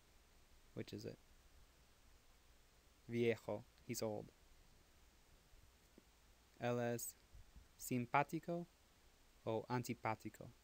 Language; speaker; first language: Spanish; non-native, fluent; English